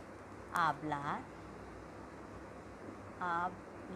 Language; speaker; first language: Spanish; non-native, learner; Hindi